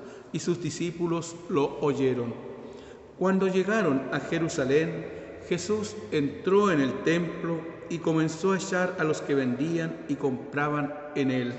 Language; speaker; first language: Spanish; native; Spanish